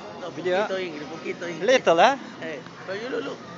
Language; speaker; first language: English; non-native, learner; Spanish